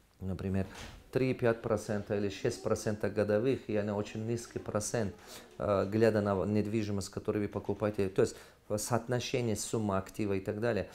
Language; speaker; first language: Russian; non-native, local second language; Tajik